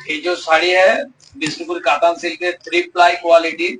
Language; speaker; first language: Hindi; non-native, local second language; Bangla